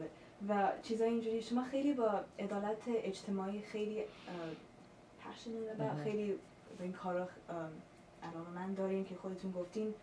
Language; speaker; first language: Persian; early bilingual, heritage; Persian